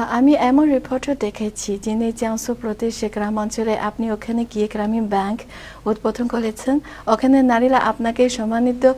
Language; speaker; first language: Bangla; non-native, fluent; Chinese